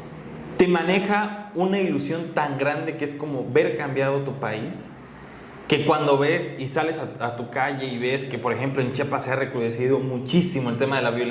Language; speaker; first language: Spanish; native; Spanish